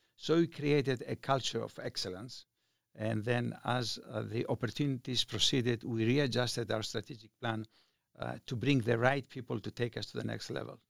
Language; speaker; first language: English; non-native, fluent; Greek